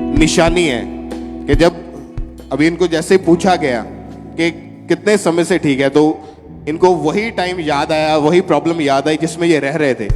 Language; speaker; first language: Hindi; native; Hindi